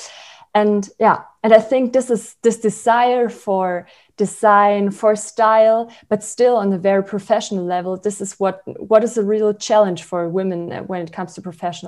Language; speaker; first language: English; non-native, fluent; German